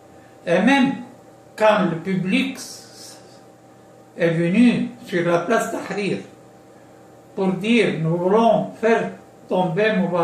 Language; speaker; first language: French; non-native, local second language; Arabic